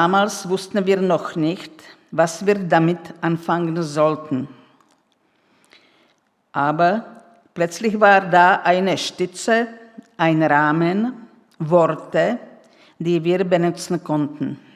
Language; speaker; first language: German; non-native, fluent; Czech